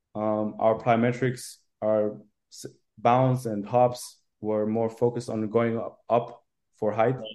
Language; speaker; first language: English; non-native, fluent; German